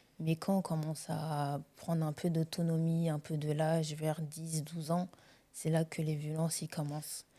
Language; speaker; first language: French; early bilingual, other home language; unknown